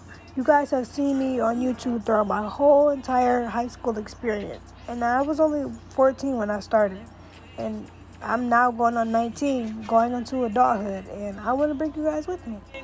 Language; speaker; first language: English; native; English